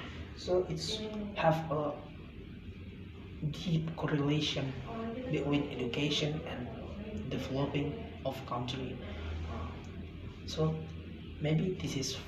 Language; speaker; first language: English; non-native, learner; Indonesian